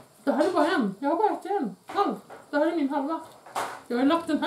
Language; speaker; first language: Swedish; native; Swedish